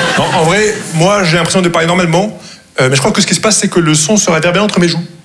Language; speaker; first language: French; non-native, local second language; Arabic